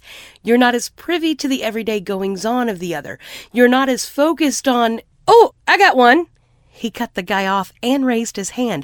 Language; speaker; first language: English; native; English